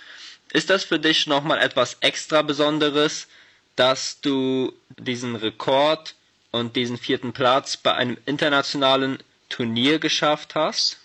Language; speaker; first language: German; native; German